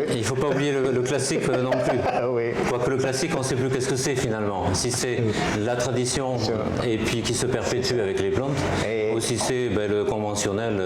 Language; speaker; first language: French; native; French